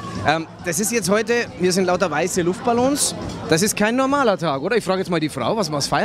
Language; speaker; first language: German; native; German